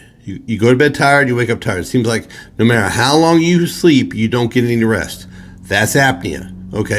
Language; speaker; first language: English; native; English